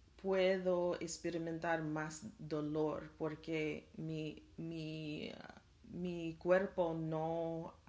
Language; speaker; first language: Spanish; non-native, learner; English